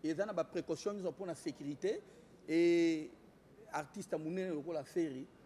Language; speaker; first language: French; non-native, local second language; Lingala